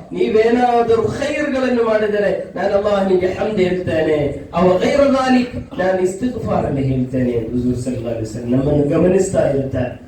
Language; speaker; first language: Kannada; non-native, local second language; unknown